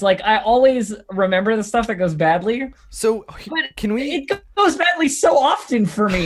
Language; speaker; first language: English; native; English